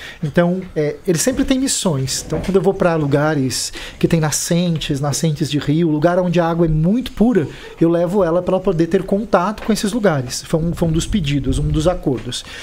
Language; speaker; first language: Portuguese; native; Portuguese